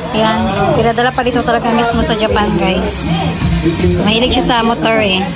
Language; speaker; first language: Filipino; native; Filipino